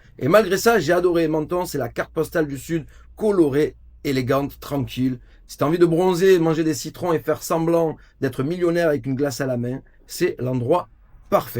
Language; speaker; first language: French; native; French